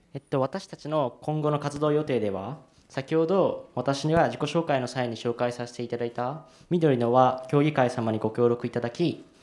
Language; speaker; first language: Japanese; native; Japanese